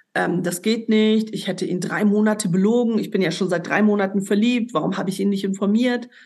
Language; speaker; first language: German; native; German